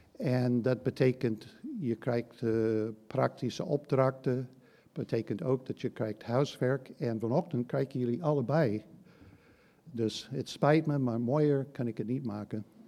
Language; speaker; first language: Dutch; non-native, fluent; English